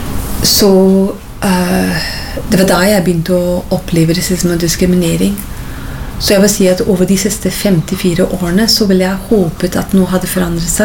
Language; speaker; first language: Norwegian; non-native, fluent; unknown